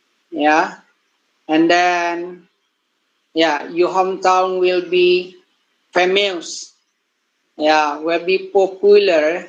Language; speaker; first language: English; non-native, learner; Indonesian